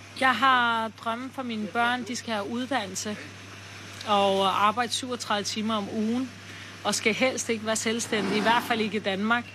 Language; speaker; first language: Danish; early bilingual, other home language; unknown